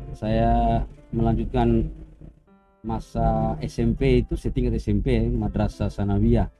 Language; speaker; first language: Indonesian; native; Indonesian